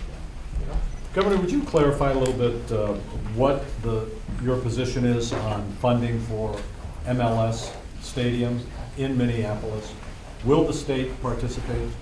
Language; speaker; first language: English; native; English